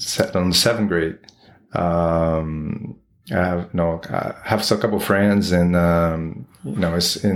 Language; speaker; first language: English; non-native, fluent; Portuguese